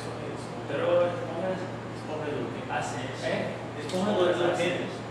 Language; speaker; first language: Spanish; non-native, fluent; Portuguese